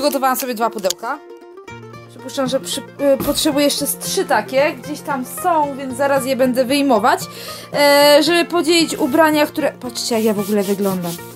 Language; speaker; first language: Polish; native; Polish